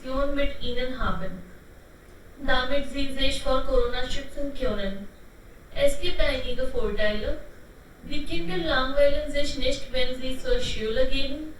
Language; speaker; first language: German; non-native, learner; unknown